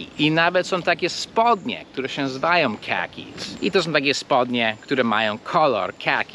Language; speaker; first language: Polish; non-native, fluent; English